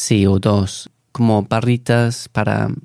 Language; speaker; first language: Spanish; non-native, fluent; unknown